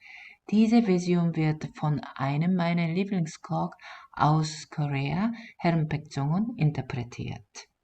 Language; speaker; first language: German; non-native, fluent; Korean